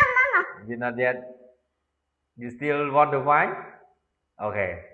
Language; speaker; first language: English; non-native, learner; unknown